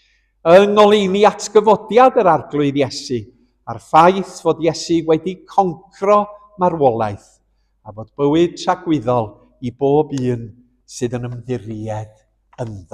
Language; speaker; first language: Welsh; native; Welsh